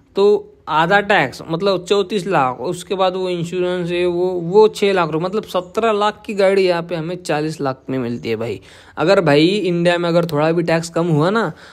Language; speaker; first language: Hindi; non-native, local second language; Marathi